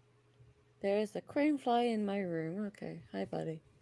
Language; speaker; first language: English; native; English